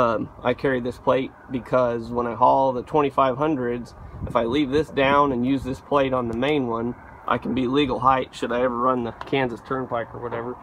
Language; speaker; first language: English; native; English